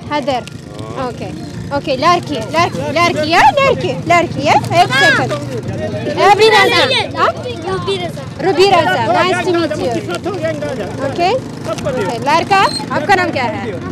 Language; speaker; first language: Hindi; non-native, learner; Kazakh